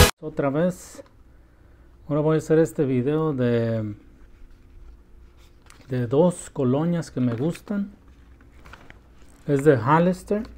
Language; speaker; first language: Spanish; early bilingual, heritage; Spanish